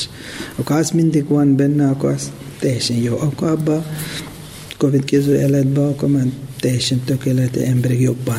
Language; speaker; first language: Hungarian; non-native, learner; Tibetan